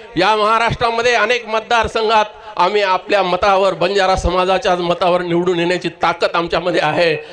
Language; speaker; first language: Marathi; non-native, local second language; Lambadi